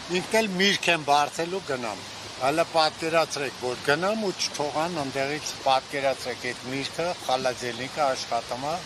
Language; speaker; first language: Armenian; native; Armenian